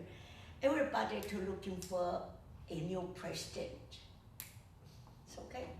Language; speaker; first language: English; non-native, learner; Chinese